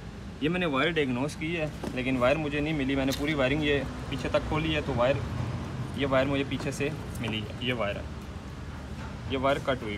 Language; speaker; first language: Urdu; native; Urdu